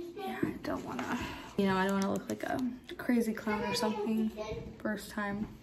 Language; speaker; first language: English; native; English